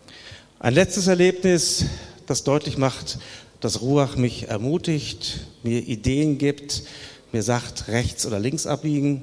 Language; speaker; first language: German; native; German